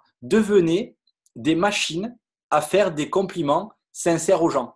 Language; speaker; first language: French; native; French